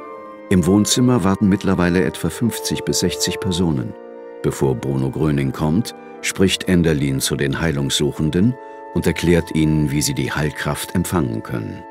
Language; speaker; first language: German; native; German